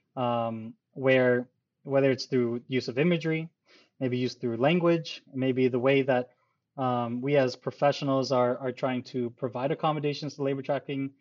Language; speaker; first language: English; early bilingual, other home language; Urdu